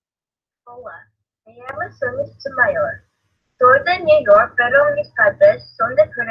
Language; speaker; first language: Spanish; non-native, learner; English